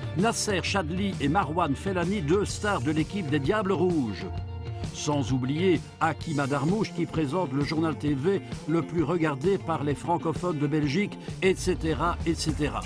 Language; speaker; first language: French; native; French